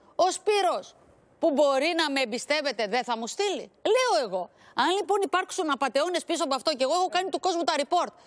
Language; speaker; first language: Greek; native; Greek